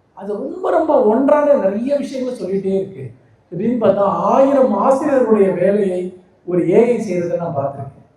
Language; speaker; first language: Tamil; native; Tamil